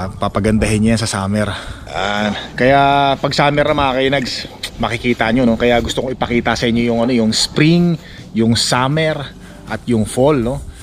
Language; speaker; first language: Filipino; native; Filipino